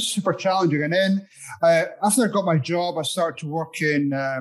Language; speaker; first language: English; native; English